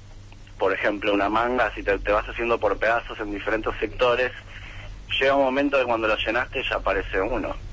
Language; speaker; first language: Spanish; native; Spanish